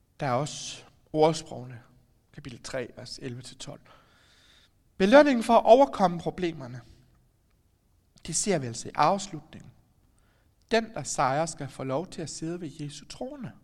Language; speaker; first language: Danish; native; Danish